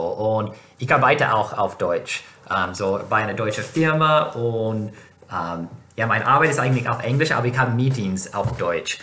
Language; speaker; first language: German; non-native, fluent; English